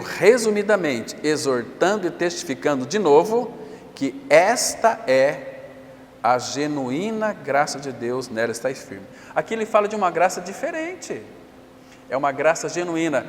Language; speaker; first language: Portuguese; native; Portuguese